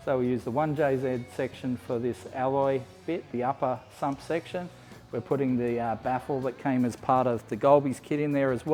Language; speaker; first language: English; native; English